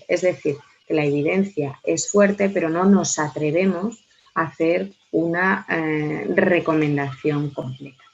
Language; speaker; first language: Spanish; native; Spanish